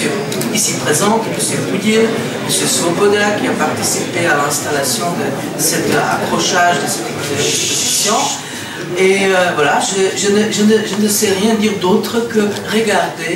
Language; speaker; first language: French; non-native, fluent; Czech